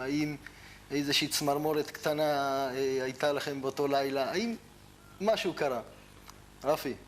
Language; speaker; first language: Hebrew; native; Hebrew